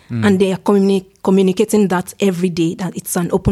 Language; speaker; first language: English; non-native, local second language; Yoruba